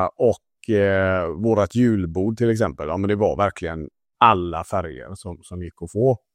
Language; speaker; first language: Swedish; early bilingual, other home language; Italian